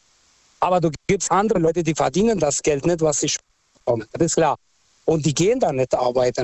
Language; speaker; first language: German; non-native, fluent; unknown